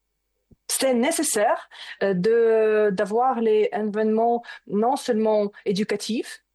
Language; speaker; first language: French; non-native, learner; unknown